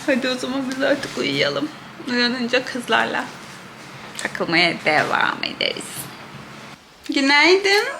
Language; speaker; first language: Turkish; native; Turkish